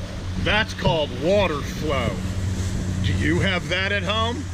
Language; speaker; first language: English; native; English